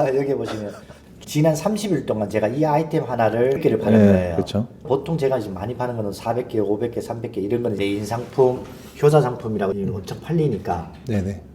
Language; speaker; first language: Korean; early bilingual, heritage; Korean